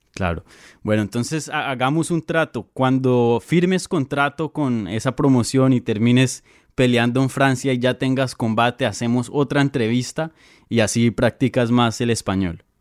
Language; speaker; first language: Spanish; native; Spanish